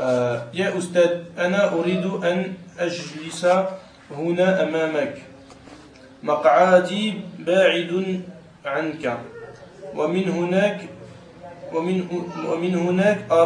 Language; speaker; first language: Arabic; non-native, learner; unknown